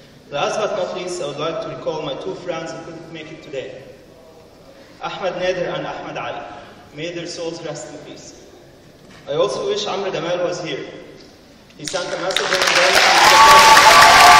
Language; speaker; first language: English; non-native, fluent; Arabic